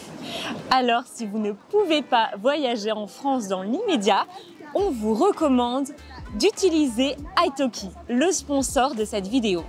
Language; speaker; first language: French; native; French